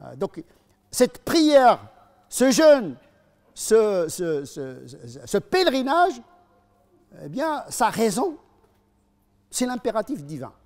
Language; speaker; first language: French; non-native, fluent; Arabic